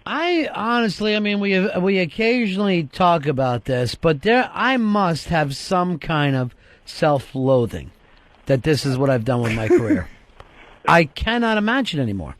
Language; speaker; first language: English; native; English